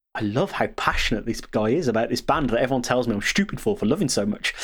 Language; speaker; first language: English; native; English